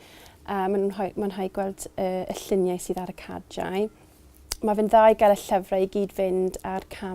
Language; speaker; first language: Welsh; native; Welsh